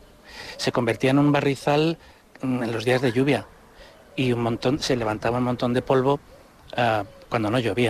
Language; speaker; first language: Spanish; native; Spanish